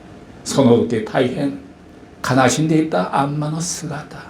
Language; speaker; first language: Japanese; non-native, fluent; Korean